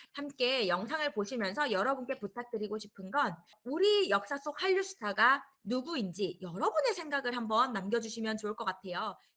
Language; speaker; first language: Korean; native; Korean